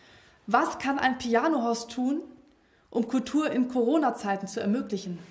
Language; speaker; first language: German; native; German